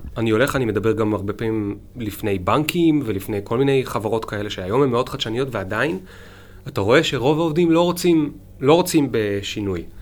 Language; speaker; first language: Hebrew; native; Hebrew